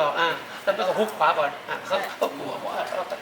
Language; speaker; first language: Thai; native; Thai